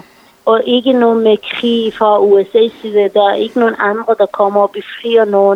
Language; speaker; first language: Danish; non-native, fluent; Persian